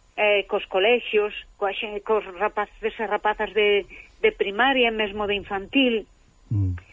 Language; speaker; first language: Galician; native; Galician